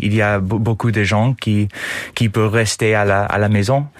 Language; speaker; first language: French; non-native, learner; English